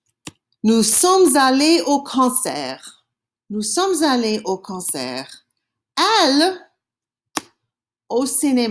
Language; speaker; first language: French; non-native, fluent; English